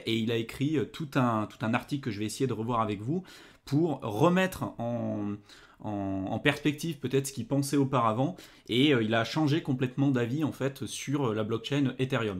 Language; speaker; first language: French; native; French